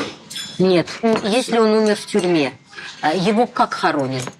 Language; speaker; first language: Russian; native; Russian